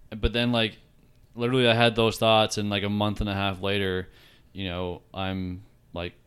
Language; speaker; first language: English; native; English